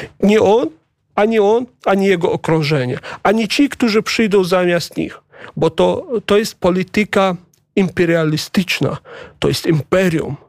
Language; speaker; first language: Polish; non-native, fluent; Chechen